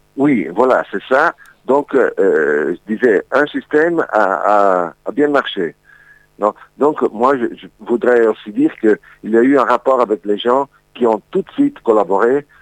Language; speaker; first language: French; non-native, fluent; Italian